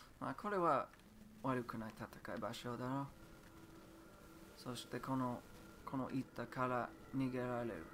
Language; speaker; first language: Japanese; non-native, learner; English